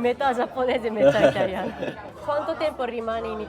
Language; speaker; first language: Italian; non-native, fluent; Japanese